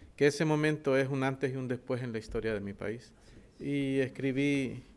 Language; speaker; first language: Spanish; native; Spanish